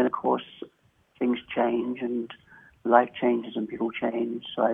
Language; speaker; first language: English; native; English